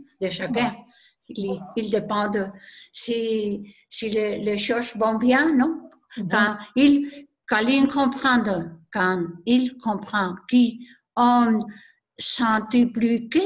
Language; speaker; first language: French; non-native, learner; Spanish